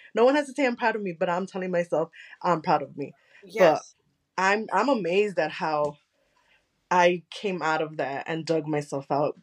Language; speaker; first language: English; early bilingual, other home language; Spanish